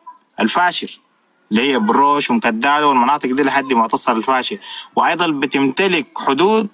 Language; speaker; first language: Arabic; native; Arabic